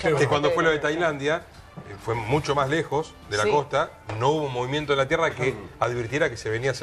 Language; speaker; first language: Spanish; native; Spanish